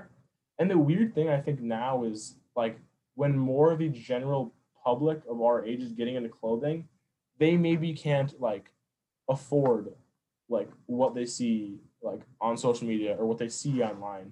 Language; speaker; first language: English; native; English